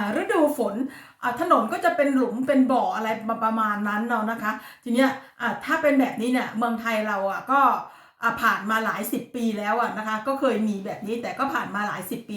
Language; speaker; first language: Thai; non-native, local second language; Lao